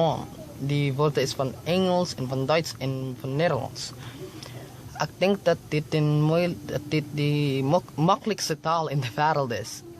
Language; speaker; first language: Dutch; non-native, learner; Filipino